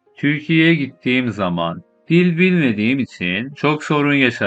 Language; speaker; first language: Turkish; non-native, fluent; Persian